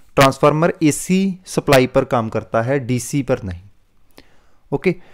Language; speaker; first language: Hindi; non-native, local second language; Punjabi